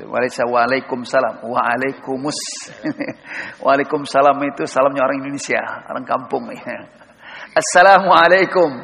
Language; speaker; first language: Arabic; non-native, fluent; Indonesian